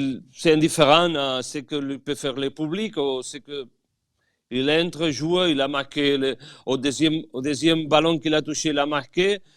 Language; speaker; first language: French; non-native, fluent; Catalan